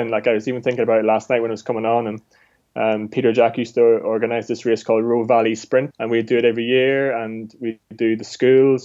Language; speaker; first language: English; native; English